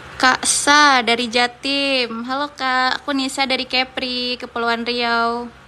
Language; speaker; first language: Indonesian; native; Indonesian